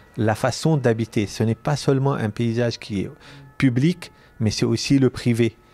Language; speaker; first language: French; non-native, local second language; Arabic